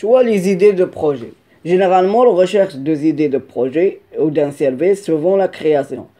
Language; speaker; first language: French; non-native, local second language; Arabic